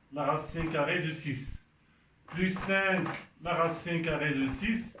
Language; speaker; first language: French; non-native, local second language; Arabic